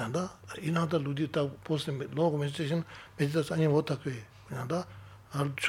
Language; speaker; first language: Russian; non-native, learner; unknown